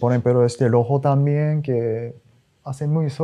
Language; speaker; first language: Spanish; non-native, learner; Japanese